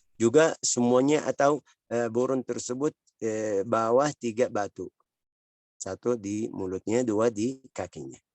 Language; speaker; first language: Indonesian; non-native, learner; Arabic